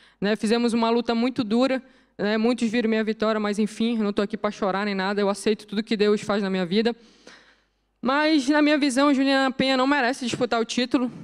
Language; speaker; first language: Portuguese; native; Portuguese